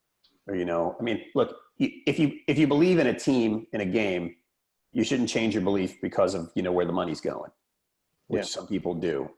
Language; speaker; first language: English; native; English